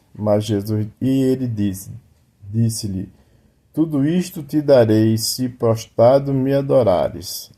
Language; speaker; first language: Portuguese; native; Portuguese